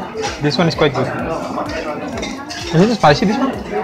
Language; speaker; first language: English; non-native, fluent; Indonesian